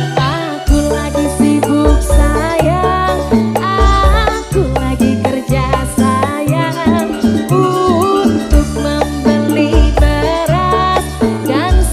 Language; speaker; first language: Indonesian; native; Indonesian